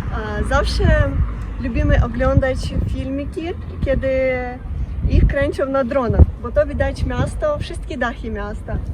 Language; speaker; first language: Polish; non-native, learner; Ukrainian